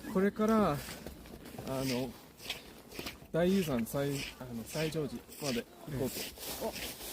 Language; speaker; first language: Japanese; non-native, fluent; English